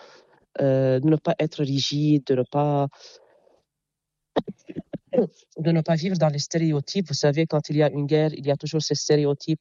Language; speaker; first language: French; non-native, local second language; Arabic